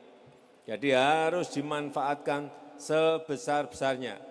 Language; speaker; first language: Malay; non-native, local second language; Javanese